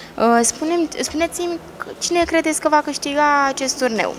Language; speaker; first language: Romanian; native; Romanian